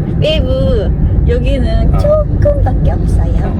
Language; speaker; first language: Korean; non-native, learner; Japanese